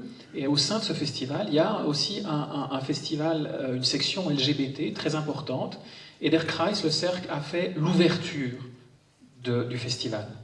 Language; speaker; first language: French; native; French